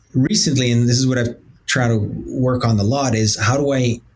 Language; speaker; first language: English; early bilingual, other home language; Portuguese